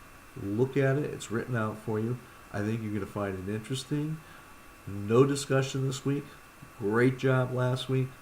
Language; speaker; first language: English; native; English